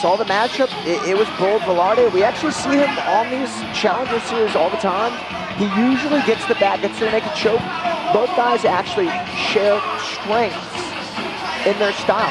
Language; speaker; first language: English; native; English